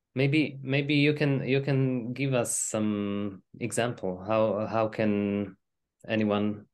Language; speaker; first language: English; non-native, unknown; Slovak